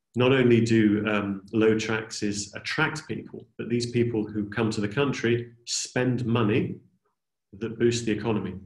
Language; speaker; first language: English; native; English